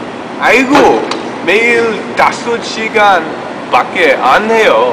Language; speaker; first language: Korean; non-native, learner; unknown